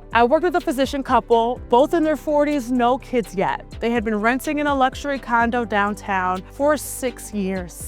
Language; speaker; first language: English; native; English